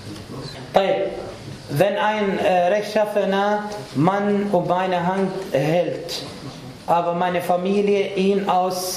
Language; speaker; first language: German; non-native, fluent; Arabic